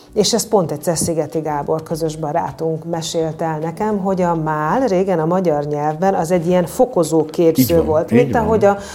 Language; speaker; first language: Hungarian; native; Hungarian